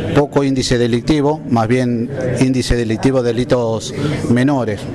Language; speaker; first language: Spanish; native; Spanish